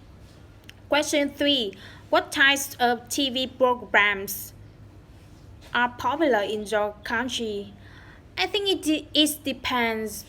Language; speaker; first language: English; non-native, learner; Vietnamese